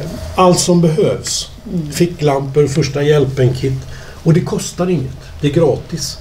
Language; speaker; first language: Swedish; native; Swedish